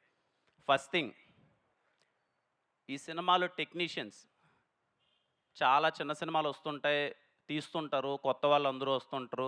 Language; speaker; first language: Telugu; native; Telugu